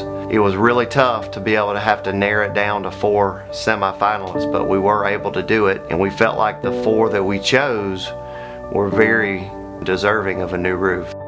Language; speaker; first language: English; native; English